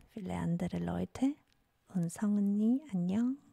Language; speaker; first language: German; non-native, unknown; Korean